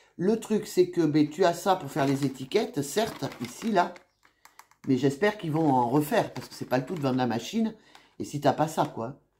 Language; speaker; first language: French; native; French